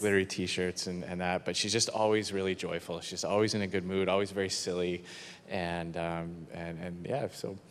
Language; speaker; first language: English; native; English